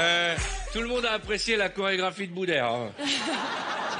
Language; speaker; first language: French; native; French